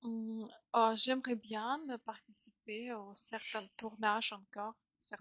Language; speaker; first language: French; non-native, fluent; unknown